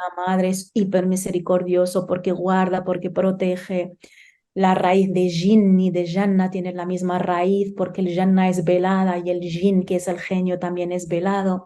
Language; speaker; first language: Spanish; early bilingual, other home language; Arabic